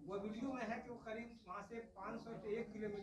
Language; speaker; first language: Hindi; native; Hindi